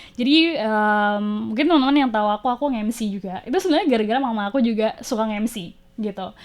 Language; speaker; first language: Indonesian; native; Indonesian